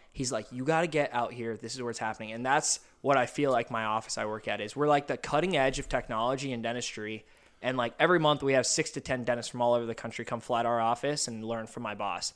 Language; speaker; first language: English; early bilingual, other home language; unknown